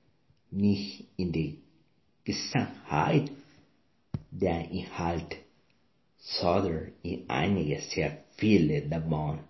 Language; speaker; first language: German; non-native, learner; Spanish